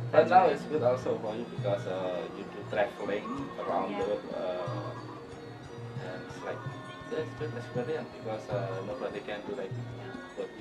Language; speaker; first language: English; non-native, learner; Indonesian